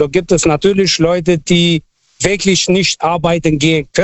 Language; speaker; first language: German; non-native, fluent; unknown